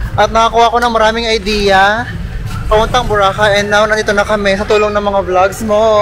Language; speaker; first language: Filipino; native; Filipino